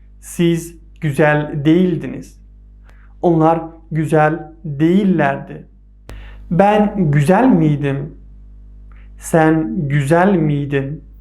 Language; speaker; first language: Turkish; non-native, fluent; Persian